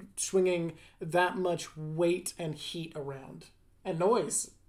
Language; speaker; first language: English; native; English